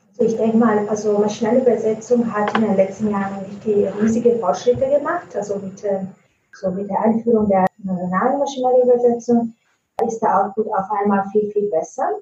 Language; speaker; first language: German; non-native, fluent; Italian